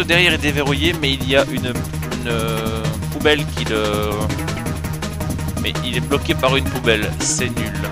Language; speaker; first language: French; native; French